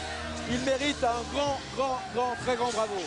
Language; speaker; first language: French; native; French